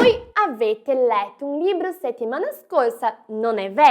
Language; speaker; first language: Italian; non-native, fluent; Portuguese